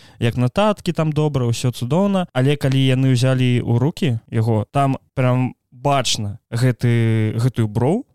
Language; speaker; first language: Belarusian; non-native, local second language; Russian